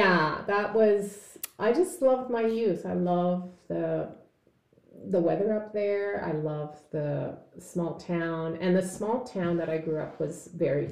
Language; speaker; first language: English; native; English